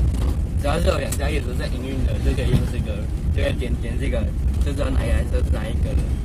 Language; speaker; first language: Chinese; native; Chinese